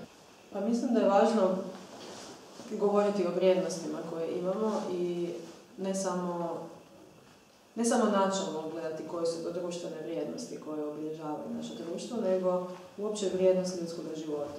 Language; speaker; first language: Croatian; native; Croatian